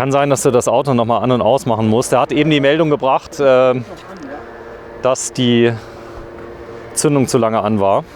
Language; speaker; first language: German; native; German